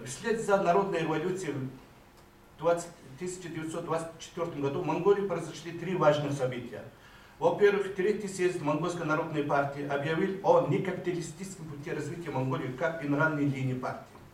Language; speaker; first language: Russian; non-native, fluent; Mongolian